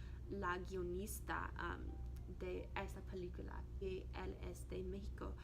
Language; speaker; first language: Spanish; non-native, learner; English